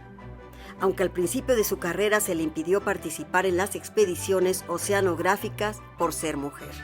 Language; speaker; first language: Spanish; native; Spanish